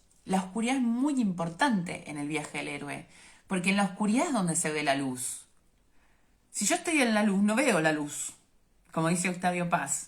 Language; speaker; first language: Spanish; native; Spanish